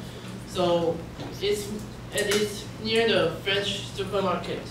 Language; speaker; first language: English; non-native, learner; Chinese